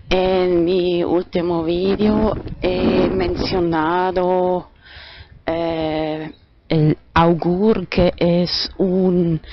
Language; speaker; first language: Spanish; non-native, fluent; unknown